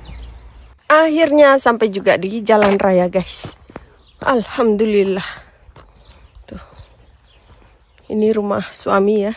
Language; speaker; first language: Indonesian; native; Indonesian